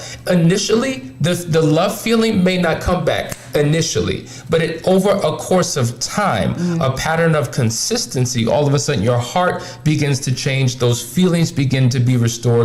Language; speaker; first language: English; native; English